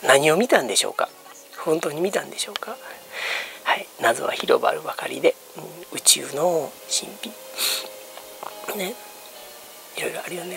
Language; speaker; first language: Japanese; native; Japanese